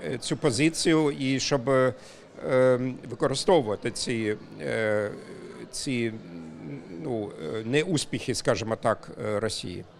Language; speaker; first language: Ukrainian; non-native, fluent; German